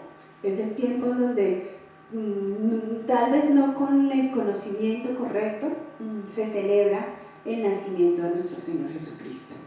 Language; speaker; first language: Spanish; native; Spanish